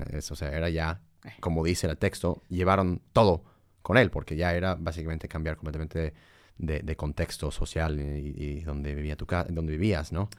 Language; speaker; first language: Spanish; early bilingual, heritage; Spanish